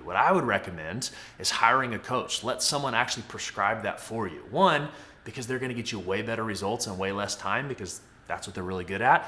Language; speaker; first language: English; native; English